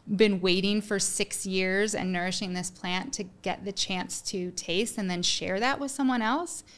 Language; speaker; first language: English; native; English